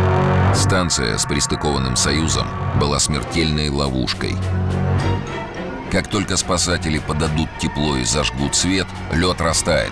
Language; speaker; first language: Russian; native; Russian